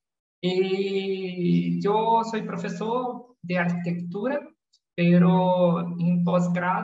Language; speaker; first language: Spanish; non-native, learner; Portuguese